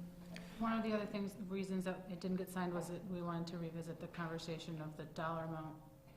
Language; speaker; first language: English; native; English